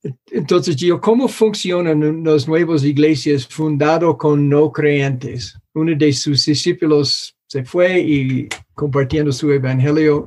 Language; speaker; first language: Spanish; non-native, fluent; English